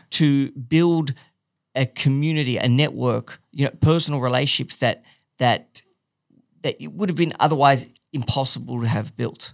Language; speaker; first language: English; native; English